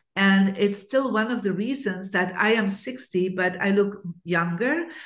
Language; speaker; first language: English; non-native, fluent; Dutch